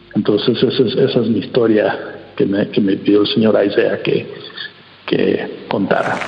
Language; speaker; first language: Spanish; early bilingual, heritage; Spanish